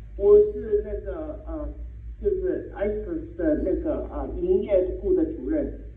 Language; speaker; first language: Chinese; native; Chinese